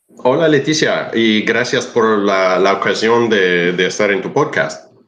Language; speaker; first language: Spanish; non-native, fluent; English